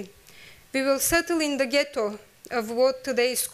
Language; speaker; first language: English; non-native, fluent; Turkish